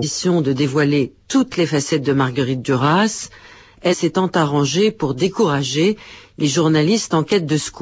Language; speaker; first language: French; native; French